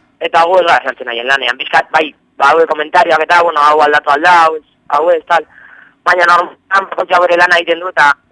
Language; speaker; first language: Basque; non-native, local second language; Spanish